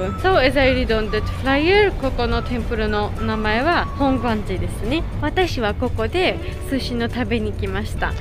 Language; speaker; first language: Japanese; non-native, learner; Georgian